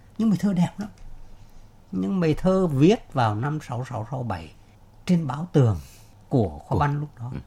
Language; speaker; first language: Vietnamese; native; Vietnamese